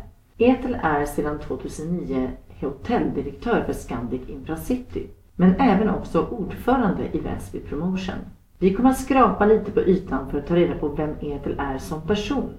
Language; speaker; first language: Swedish; native; Swedish